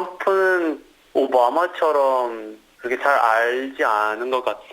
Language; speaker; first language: Korean; early bilingual, heritage; Korean